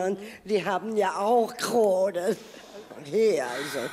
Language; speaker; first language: German; non-native, fluent; Swedish